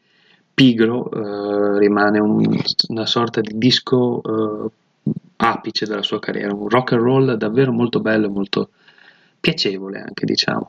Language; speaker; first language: Italian; native; Italian